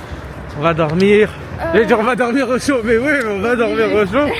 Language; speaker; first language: French; native; French